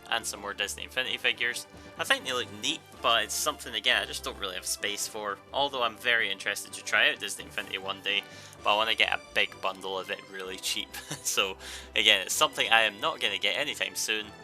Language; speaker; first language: English; native; English